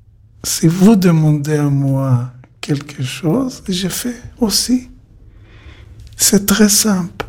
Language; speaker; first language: French; non-native, learner; Hebrew